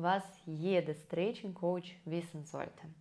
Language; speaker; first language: German; non-native, fluent; Russian